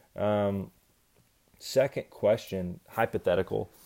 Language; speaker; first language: English; native; English